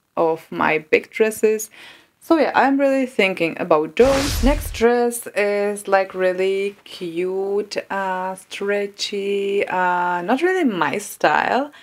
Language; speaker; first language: English; non-native, fluent; Czech